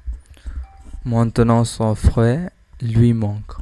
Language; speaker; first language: French; non-native, learner; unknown